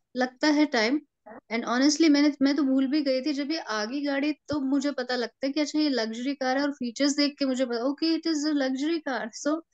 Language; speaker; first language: Hindi; native; Hindi